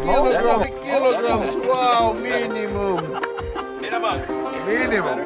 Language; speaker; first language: English; non-native, learner; Russian